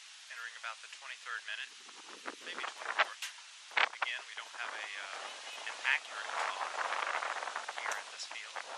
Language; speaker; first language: English; native; English